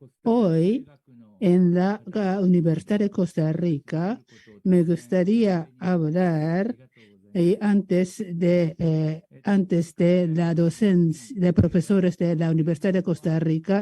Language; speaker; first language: Spanish; non-native, learner; Japanese